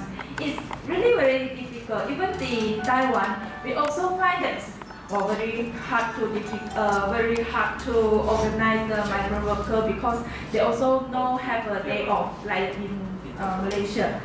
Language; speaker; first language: English; non-native, learner; Indonesian